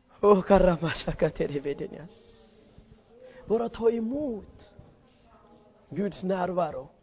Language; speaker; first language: Swedish; non-native, fluent; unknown